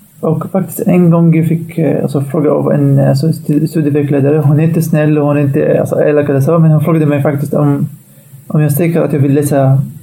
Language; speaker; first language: Swedish; non-native, fluent; Arabic